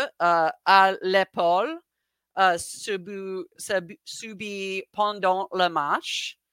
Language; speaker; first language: French; non-native, learner; English